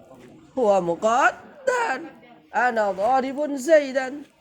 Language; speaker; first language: Arabic; non-native, fluent; Indonesian